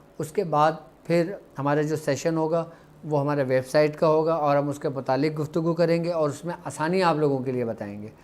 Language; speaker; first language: Urdu; native; Urdu